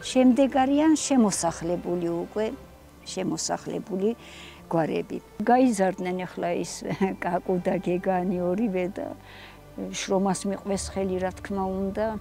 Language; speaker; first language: Georgian; non-native, local second language; Svan